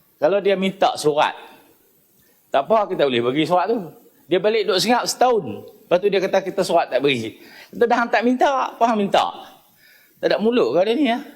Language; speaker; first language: Malay; native; Malay